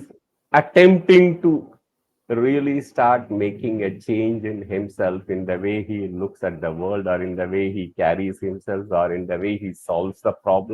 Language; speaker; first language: English; non-native, local second language; Tamil